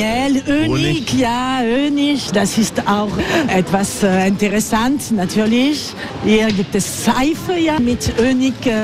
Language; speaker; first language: German; non-native, learner; French